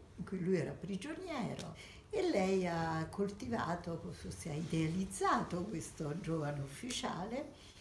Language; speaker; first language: Italian; early bilingual, other home language; Armenian